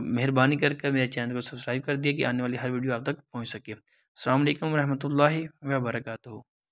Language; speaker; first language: Urdu; non-native, local second language; Punjabi